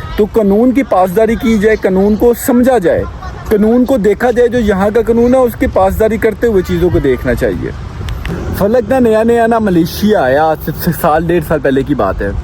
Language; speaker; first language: Urdu; non-native, local second language; Punjabi